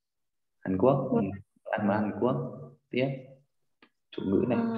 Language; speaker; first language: Vietnamese; native; Vietnamese